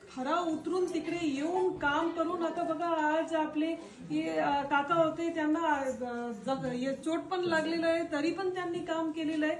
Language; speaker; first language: Marathi; non-native, fluent; Tamil